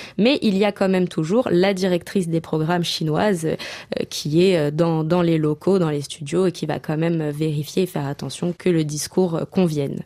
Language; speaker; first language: French; native; French